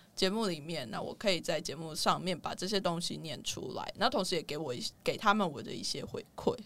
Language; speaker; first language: Chinese; non-native, local second language; Min Nan Chinese